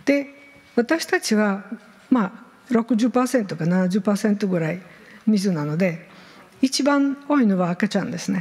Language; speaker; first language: Japanese; non-native, fluent; Bulgarian